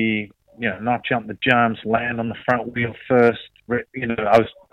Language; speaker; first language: English; native; English